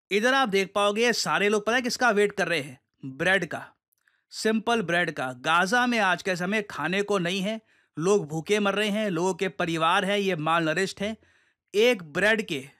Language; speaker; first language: Hindi; native; Hindi